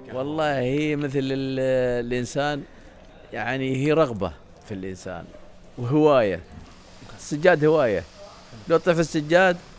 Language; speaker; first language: Arabic; native; Arabic